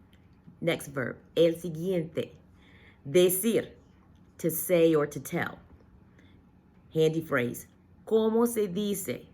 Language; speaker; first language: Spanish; non-native, fluent; English